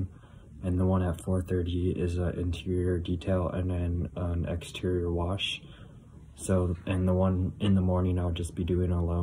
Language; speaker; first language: English; native; English